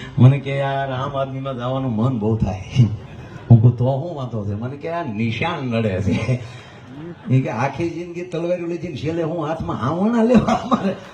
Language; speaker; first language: Gujarati; native; Gujarati